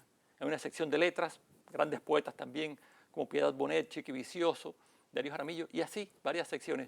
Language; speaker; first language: Spanish; native; Spanish